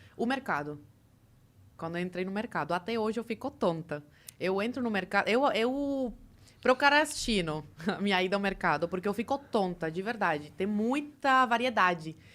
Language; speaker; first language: Portuguese; non-native, fluent; Spanish